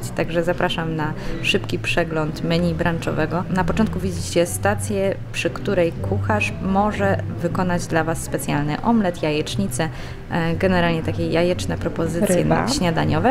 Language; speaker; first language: Polish; native; Polish